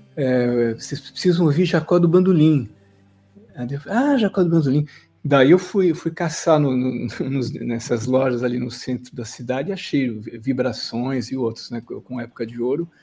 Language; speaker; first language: Portuguese; native; Portuguese